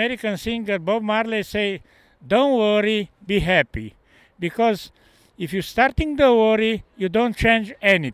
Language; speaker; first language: English; non-native, learner; Romanian